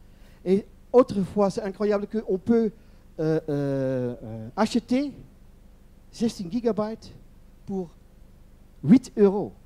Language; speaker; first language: French; non-native, learner; Dutch